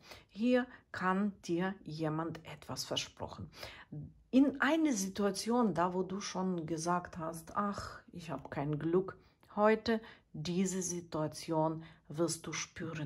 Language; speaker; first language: German; non-native, fluent; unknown